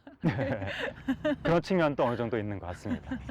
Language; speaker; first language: Korean; native; Korean